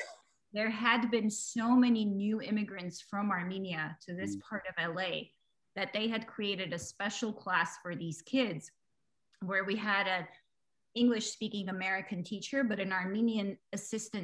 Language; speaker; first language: English; early bilingual, other home language; Armenian